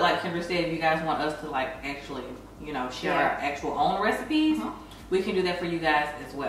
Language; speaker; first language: English; native; English